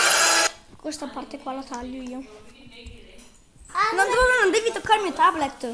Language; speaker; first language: Italian; early bilingual, other home language; Punjabi